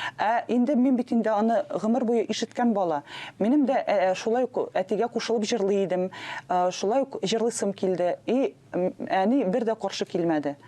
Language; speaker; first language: Tatar; non-native, local second language; Russian